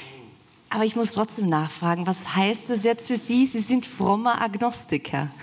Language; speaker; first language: German; native; German